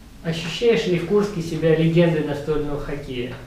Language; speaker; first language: Russian; native; Russian